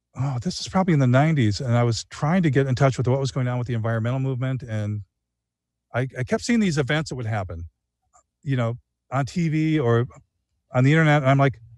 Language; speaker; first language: English; native; English